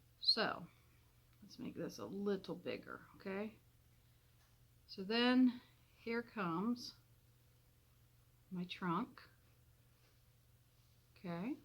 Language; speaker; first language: English; native; English